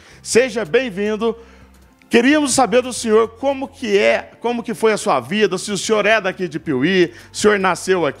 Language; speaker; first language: Portuguese; native; Portuguese